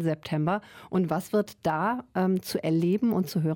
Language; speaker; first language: German; native; German